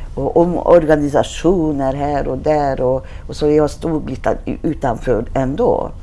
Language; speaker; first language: Swedish; non-native, fluent; Hungarian